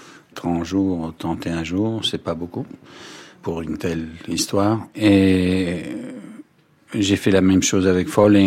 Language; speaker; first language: French; non-native, fluent; Danish